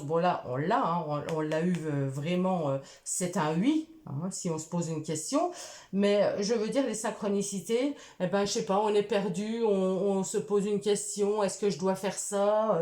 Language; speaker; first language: French; native; French